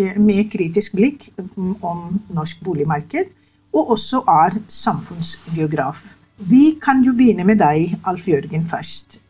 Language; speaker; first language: Norwegian; non-native, fluent; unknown